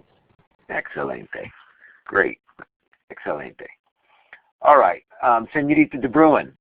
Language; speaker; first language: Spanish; non-native, fluent; English